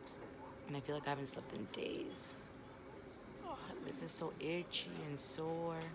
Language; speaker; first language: English; native; English